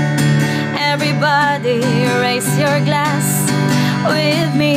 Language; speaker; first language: English; non-native, local second language; Cebuano